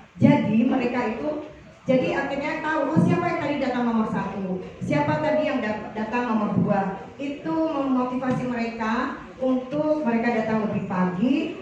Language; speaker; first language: Indonesian; native; Indonesian